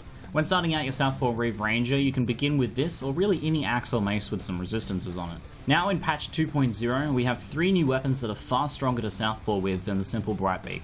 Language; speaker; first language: English; native; English